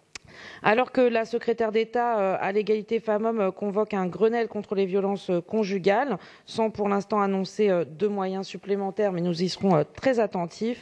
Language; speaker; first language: French; native; French